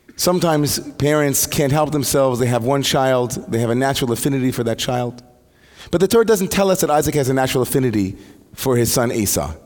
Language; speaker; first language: English; native; English